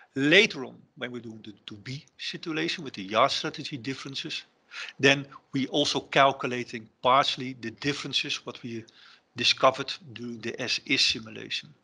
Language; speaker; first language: English; non-native, fluent; Dutch